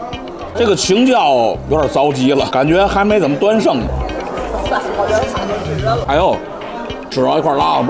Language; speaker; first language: Chinese; native; Chinese